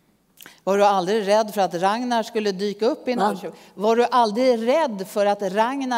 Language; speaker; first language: Swedish; native; Swedish